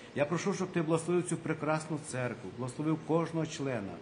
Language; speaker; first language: Russian; non-native, local second language; Ukrainian